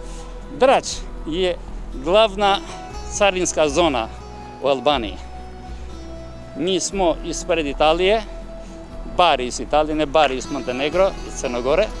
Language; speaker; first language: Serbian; non-native, learner; Albanian